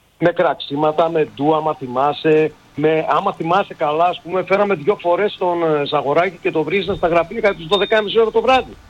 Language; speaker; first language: Greek; native; Greek